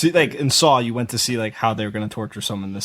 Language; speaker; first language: English; native; English